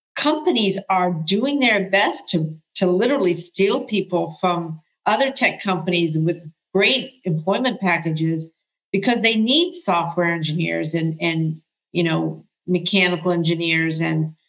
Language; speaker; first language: English; early bilingual, other home language; Arabic